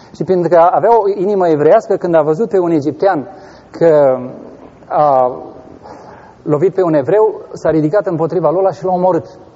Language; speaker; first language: Romanian; native; Romanian